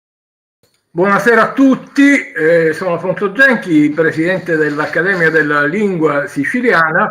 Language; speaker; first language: Italian; native; Italian